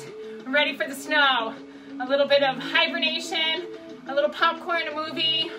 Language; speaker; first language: English; native; English